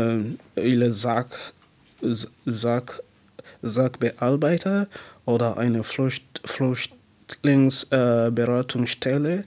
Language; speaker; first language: German; non-native, learner; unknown